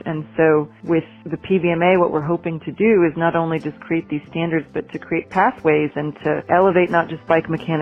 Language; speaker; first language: English; native; English